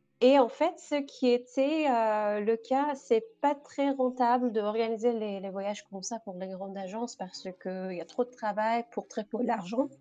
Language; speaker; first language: French; non-native, fluent; Persian